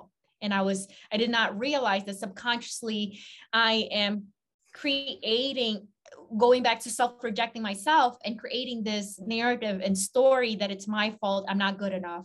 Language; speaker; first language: English; non-native, local second language; Filipino